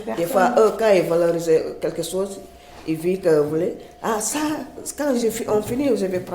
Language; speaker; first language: French; non-native, learner; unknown